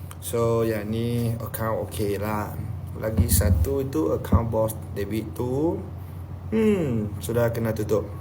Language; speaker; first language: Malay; non-native, local second language; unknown